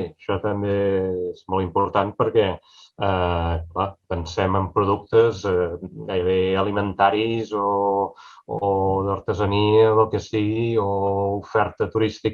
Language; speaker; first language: Catalan; native; Catalan